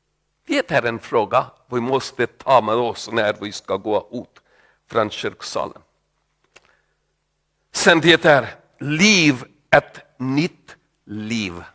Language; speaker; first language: Swedish; non-native, learner; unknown